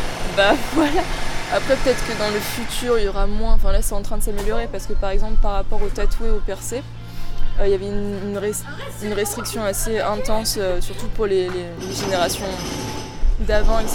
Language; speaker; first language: French; native; French